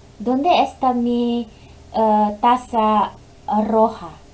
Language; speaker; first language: Spanish; non-native, learner; Filipino